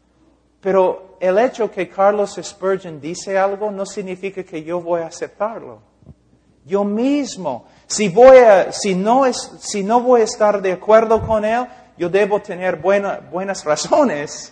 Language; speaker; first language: Spanish; non-native, fluent; English